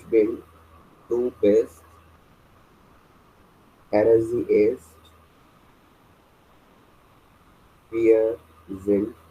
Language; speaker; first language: German; non-native, fluent; Hindi